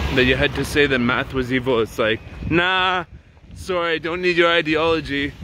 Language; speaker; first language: English; native; English